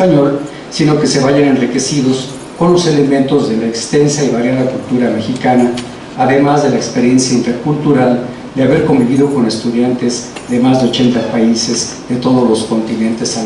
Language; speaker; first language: Spanish; native; Spanish